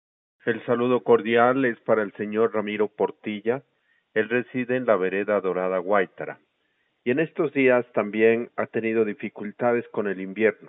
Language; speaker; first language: Spanish; native; Spanish